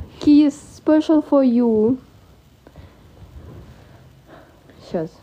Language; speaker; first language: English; non-native, learner; Russian